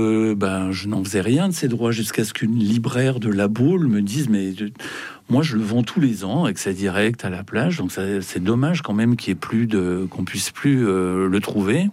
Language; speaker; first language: French; native; French